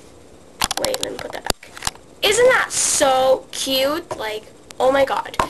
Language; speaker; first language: English; native; English